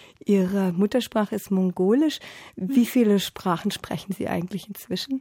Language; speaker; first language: German; native; German